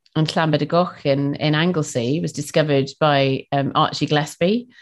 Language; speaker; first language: English; native; English